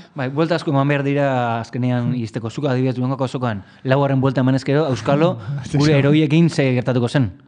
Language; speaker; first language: Basque; native; Basque